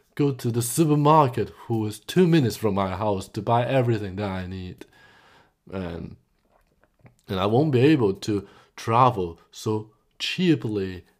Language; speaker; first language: English; non-native, local second language; Cantonese